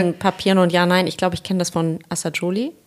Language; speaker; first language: German; native; German